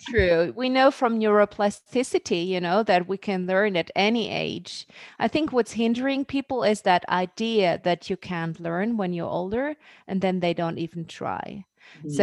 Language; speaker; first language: English; non-native, fluent; German